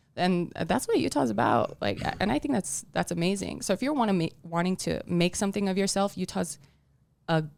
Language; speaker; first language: English; early bilingual, other home language; Tongan